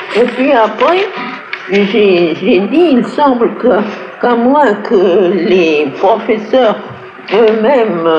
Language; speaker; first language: French; native; French